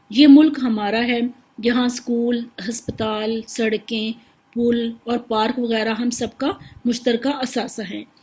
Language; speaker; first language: Urdu; native; Urdu